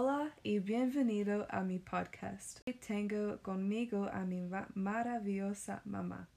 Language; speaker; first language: Spanish; early bilingual, other home language; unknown